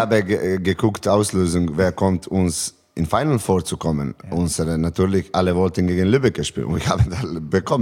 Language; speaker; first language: German; non-native, fluent; Serbian